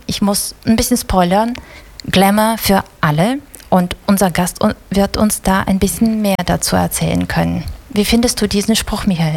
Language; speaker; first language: German; native; German